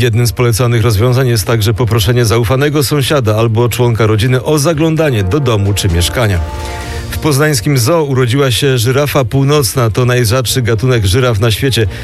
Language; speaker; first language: Polish; native; Polish